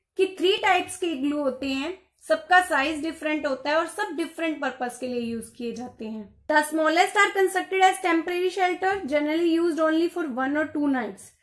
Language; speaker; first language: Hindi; non-native, local second language; Gujarati